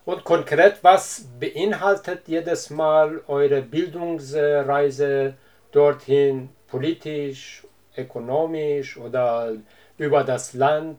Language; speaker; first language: German; non-native, learner; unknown